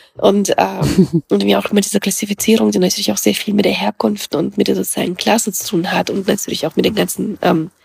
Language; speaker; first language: German; early bilingual, other home language; Russian